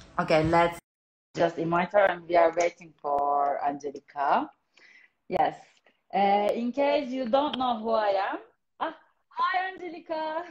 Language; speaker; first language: English; non-native, fluent; Turkish